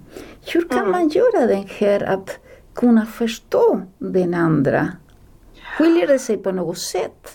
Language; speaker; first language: Swedish; non-native, fluent; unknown